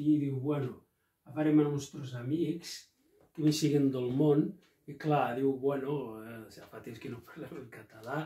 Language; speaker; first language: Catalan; non-native, local second language; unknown